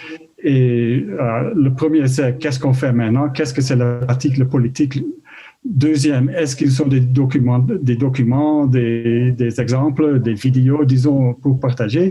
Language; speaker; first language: French; non-native, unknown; Dutch